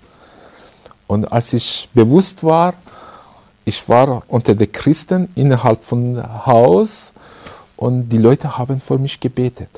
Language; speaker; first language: German; non-native, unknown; Persian